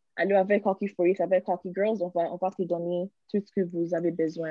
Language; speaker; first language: French; non-native, learner; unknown